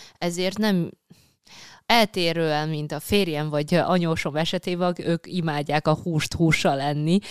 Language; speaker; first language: Hungarian; early bilingual, other home language; Chinese